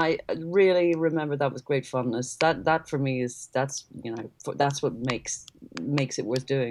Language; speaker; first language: English; native; English